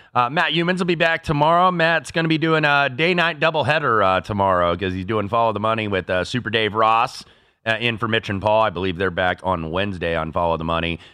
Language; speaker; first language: English; native; English